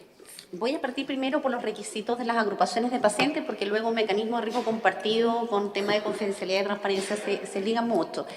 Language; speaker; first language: Spanish; native; Spanish